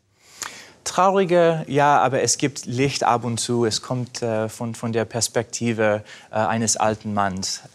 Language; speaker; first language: German; non-native, fluent; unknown